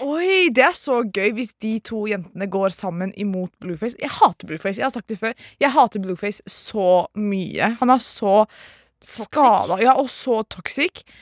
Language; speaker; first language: Norwegian; early bilingual, other home language; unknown